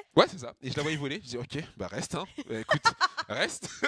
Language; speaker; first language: French; native; French